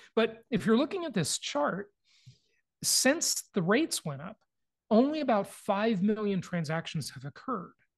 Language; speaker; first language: English; native; English